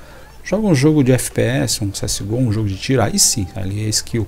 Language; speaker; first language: Portuguese; native; Portuguese